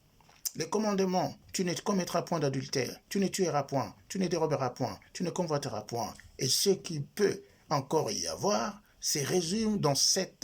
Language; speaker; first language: French; non-native, local second language; Lingala